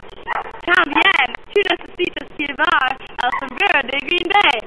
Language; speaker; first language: Spanish; non-native, learner; English